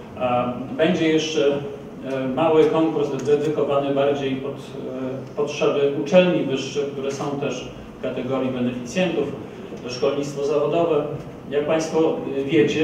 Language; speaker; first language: Polish; native; Polish